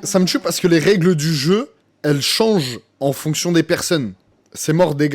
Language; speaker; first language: French; native; French